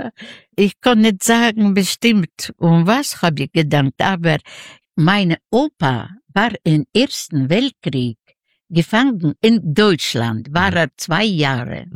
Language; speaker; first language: German; non-native, learner; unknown